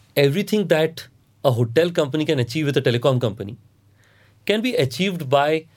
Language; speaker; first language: English; non-native, local second language; Hindi